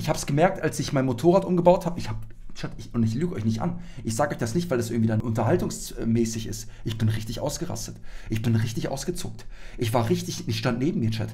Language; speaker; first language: German; native; German